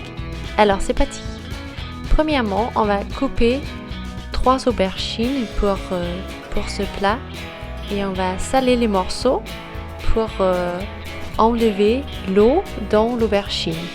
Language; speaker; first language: French; non-native, fluent; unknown